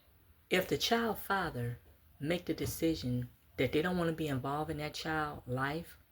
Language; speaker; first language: English; native; English